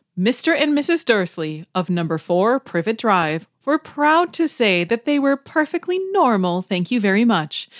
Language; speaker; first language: English; native; English